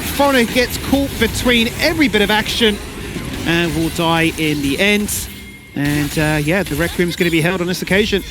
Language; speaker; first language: English; native; English